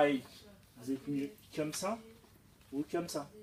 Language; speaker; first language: French; native; French